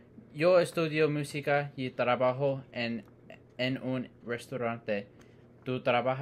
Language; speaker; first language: Spanish; non-native, learner; English